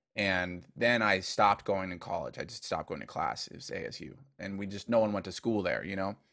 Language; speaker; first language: English; native; English